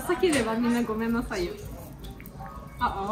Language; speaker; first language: Japanese; non-native, fluent; Swedish